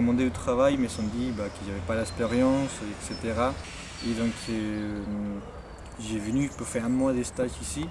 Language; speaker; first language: French; non-native, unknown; Spanish